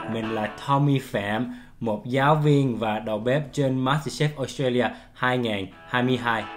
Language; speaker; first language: Vietnamese; early bilingual, heritage; Vietnamese